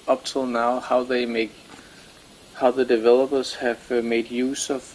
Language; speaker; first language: English; non-native, fluent; Danish